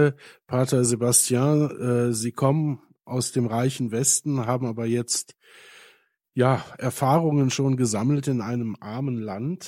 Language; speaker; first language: German; native; German